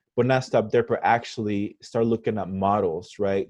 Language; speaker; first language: English; non-native, fluent; Spanish